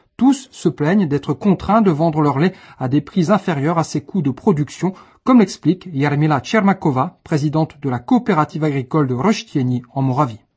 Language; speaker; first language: French; native; French